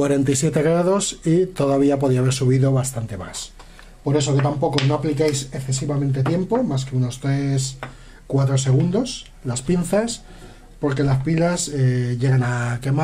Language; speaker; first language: Spanish; native; Spanish